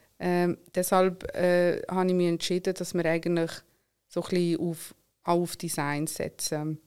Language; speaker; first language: German; early bilingual, other home language; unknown